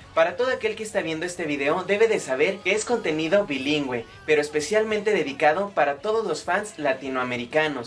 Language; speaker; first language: Spanish; native; Spanish